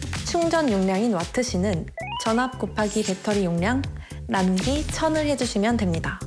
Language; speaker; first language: Korean; native; Korean